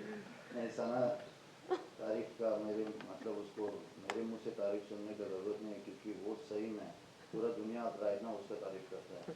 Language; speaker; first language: Hindi; non-native, fluent; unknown